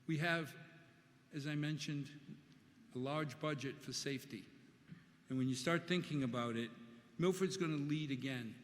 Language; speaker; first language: English; early bilingual, other home language; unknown